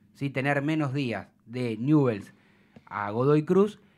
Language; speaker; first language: Spanish; native; Spanish